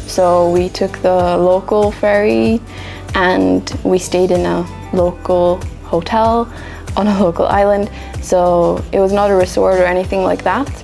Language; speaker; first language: English; non-native, fluent; Swedish